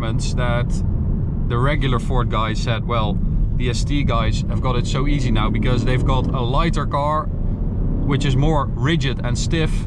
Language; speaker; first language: English; non-native, fluent; Dutch